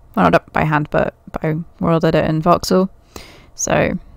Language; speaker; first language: English; native; English